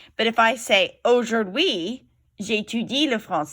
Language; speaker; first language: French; non-native, fluent; English